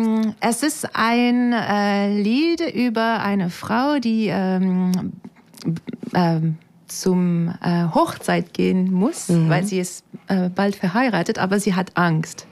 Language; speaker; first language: German; non-native, learner; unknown